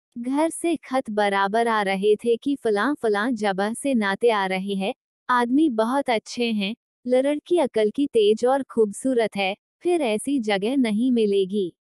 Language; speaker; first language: Hindi; non-native, local second language; Marathi